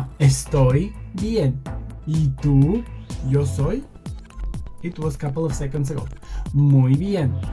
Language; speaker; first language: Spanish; non-native, fluent; Bulgarian